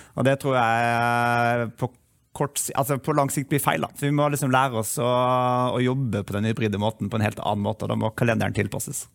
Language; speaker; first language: Norwegian; native; Norwegian